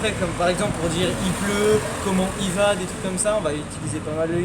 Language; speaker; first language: French; native; French